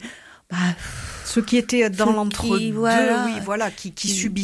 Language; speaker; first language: French; native; French